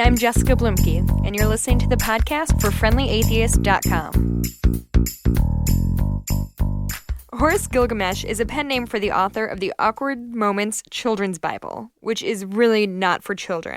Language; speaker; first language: English; native; English